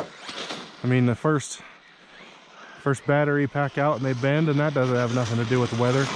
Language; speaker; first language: English; native; English